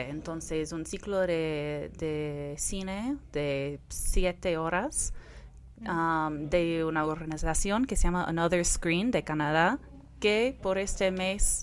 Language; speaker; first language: Spanish; non-native, fluent; English